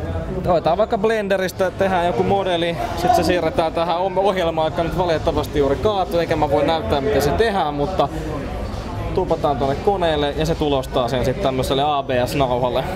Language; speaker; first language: Finnish; native; Finnish